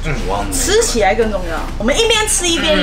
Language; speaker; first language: Chinese; native; Chinese